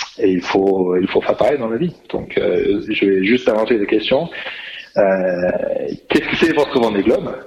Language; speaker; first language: French; non-native, fluent; English